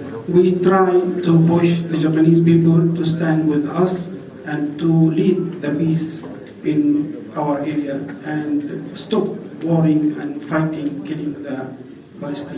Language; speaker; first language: English; non-native, fluent; Arabic